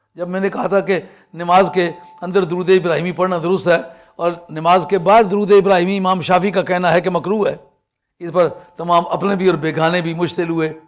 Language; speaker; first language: Urdu; non-native, local second language; Punjabi